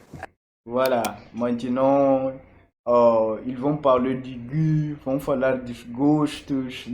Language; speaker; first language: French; non-native, fluent; Portuguese